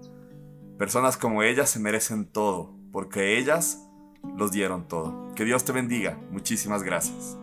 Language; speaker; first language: Spanish; native; Spanish